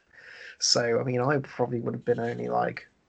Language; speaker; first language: English; native; English